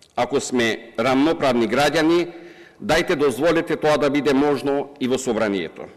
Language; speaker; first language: Macedonian; non-native, local second language; Turkish